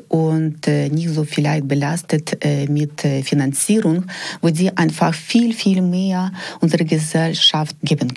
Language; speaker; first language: German; non-native, fluent; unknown